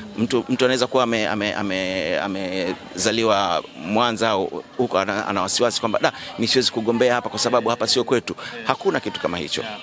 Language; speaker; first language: Swahili; native; Swahili